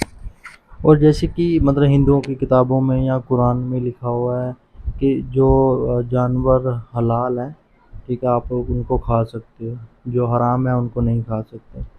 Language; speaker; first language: Hindi; native; Hindi